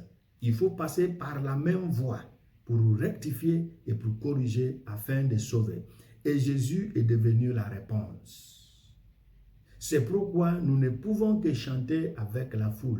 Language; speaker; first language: French; non-native, fluent; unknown